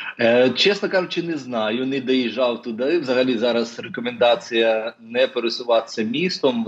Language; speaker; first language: Ukrainian; non-native, local second language; Russian